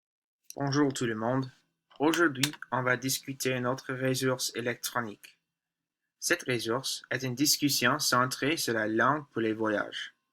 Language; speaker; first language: French; non-native, learner; English